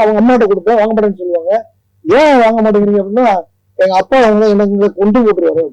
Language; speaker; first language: Tamil; native; Tamil